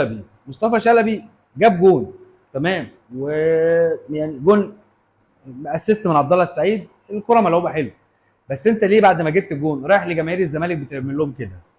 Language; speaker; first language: Arabic; native; Arabic